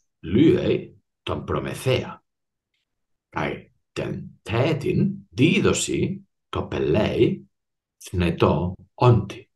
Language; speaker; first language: Greek; non-native, fluent; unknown